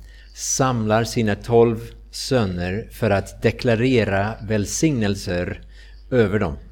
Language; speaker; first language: Swedish; non-native, fluent; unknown